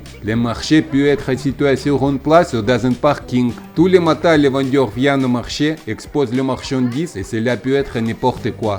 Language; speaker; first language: French; non-native, fluent; Lithuanian